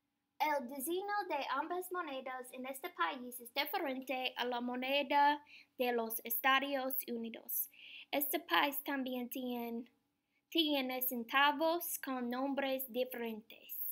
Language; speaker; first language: Spanish; non-native, learner; English